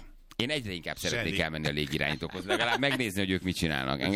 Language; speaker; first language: Hungarian; native; Hungarian